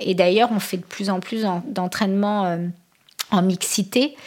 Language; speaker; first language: French; native; French